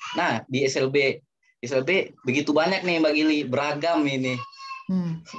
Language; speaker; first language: Indonesian; non-native, local second language; Minangkabau